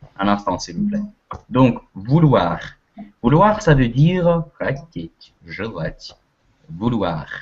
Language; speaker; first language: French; non-native, fluent; Russian